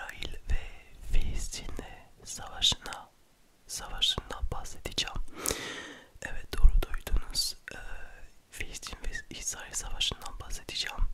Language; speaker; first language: Turkish; early bilingual, heritage; French